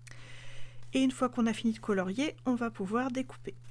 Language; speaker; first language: French; native; French